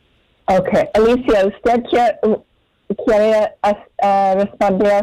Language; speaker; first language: Spanish; non-native, fluent; English